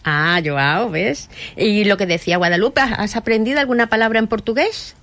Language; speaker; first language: Spanish; native; Spanish